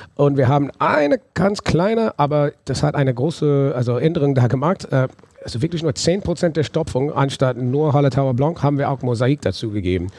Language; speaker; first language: German; non-native, fluent; English